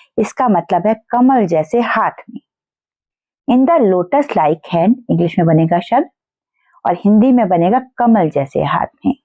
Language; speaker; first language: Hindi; native; Hindi